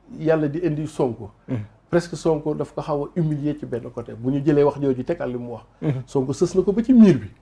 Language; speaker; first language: Wolof; non-native, local second language; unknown